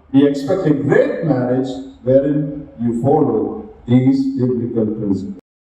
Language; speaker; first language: English; non-native, local second language; Malayalam